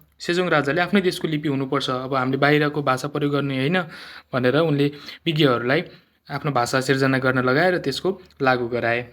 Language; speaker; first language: Nepali; native; Nepali